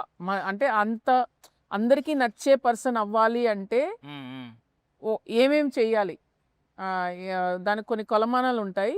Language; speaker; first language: Telugu; native; Telugu